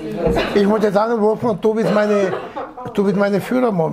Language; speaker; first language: German; non-native, learner; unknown